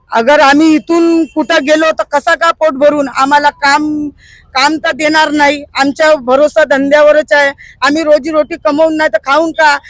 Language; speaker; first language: Marathi; non-native, local second language; Urdu